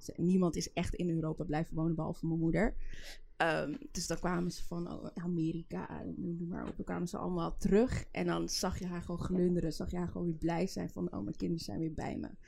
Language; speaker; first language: Dutch; early bilingual, other home language; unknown